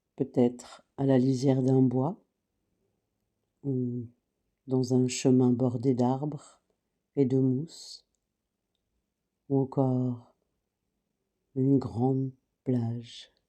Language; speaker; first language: French; native; French